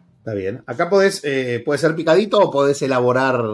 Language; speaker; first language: Spanish; native; Spanish